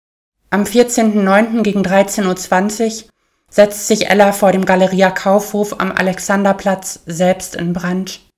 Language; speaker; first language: German; native; German